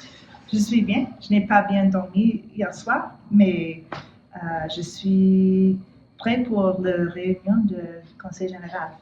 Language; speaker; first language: French; non-native, learner; English